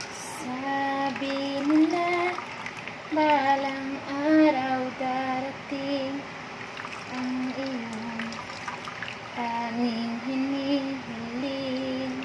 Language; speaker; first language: Filipino; non-native, local second language; Bikol